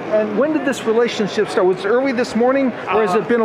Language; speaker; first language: English; native; English